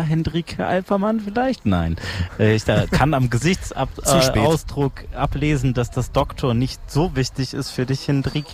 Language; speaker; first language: German; native; German